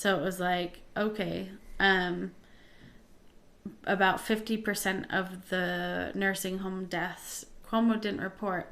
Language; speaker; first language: English; native; English